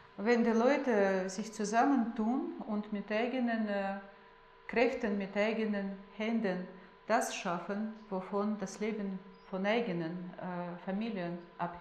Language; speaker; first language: German; non-native, fluent; Russian